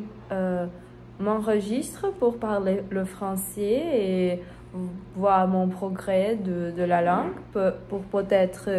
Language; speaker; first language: French; non-native, learner; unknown